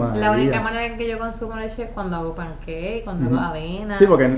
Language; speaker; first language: Spanish; native; Spanish